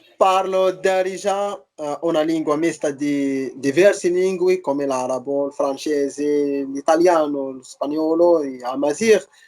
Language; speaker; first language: Italian; non-native, learner; Arabic